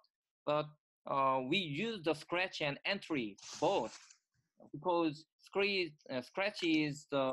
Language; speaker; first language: English; non-native, learner; Korean